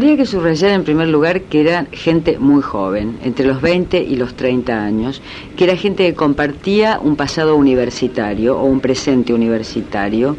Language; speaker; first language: Spanish; native; Spanish